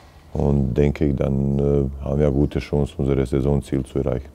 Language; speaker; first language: German; non-native, fluent; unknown